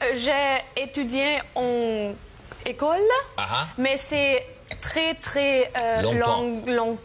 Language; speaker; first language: French; non-native, learner; German